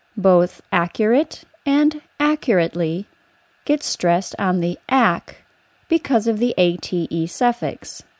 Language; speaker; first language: English; native; English